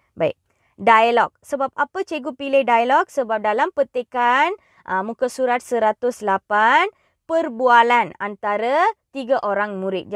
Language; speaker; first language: Malay; non-native, local second language; Tamil